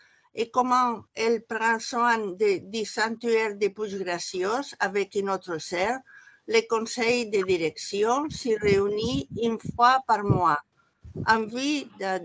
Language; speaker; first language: French; non-native, fluent; Catalan